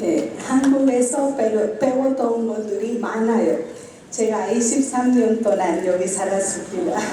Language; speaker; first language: Korean; non-native, learner; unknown